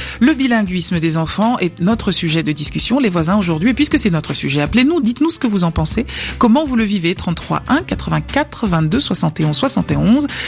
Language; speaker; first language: French; native; French